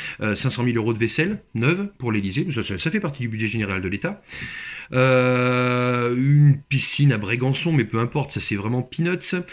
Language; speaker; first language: French; native; French